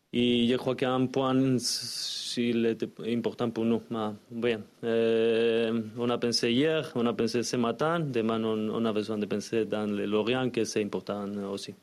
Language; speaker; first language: French; non-native, learner; Spanish